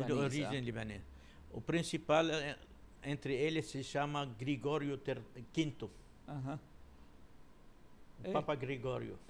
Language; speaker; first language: Portuguese; non-native, fluent; Arabic